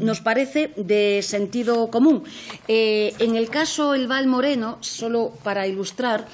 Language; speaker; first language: Spanish; native; Spanish